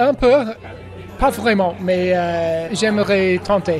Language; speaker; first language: French; non-native, learner; English